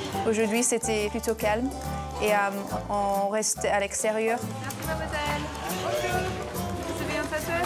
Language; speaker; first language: French; non-native, fluent; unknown